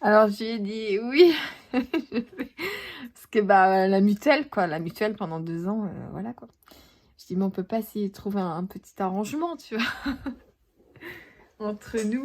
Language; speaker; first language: French; native; French